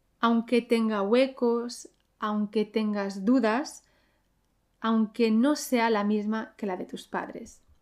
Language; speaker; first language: Spanish; early bilingual, heritage; Spanish